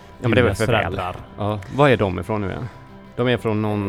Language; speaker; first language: Swedish; native; Swedish